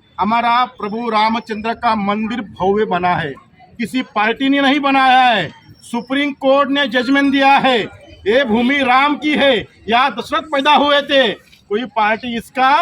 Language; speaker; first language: Hindi; non-native, local second language; Marathi